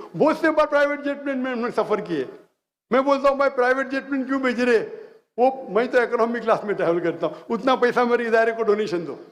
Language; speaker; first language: Hindi; non-native, local second language; Konkani